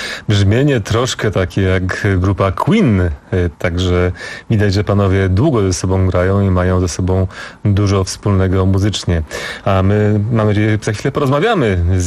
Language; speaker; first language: Polish; native; Polish